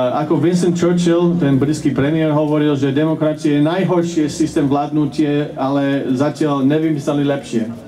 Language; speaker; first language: Slovak; non-native, fluent; English